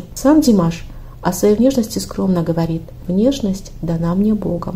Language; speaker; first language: Russian; native; Russian